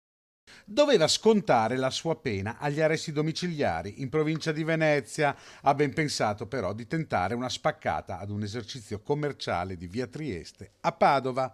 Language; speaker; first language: Italian; native; Italian